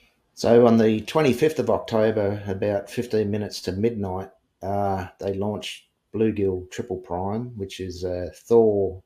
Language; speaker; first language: English; native; English